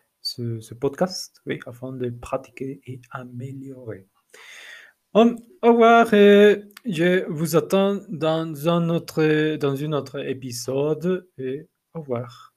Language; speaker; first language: French; non-native, learner; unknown